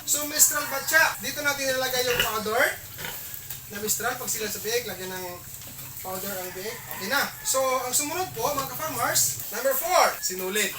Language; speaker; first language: Filipino; non-native, local second language; Cebuano